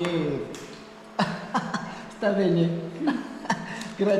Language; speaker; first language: Italian; non-native, learner; French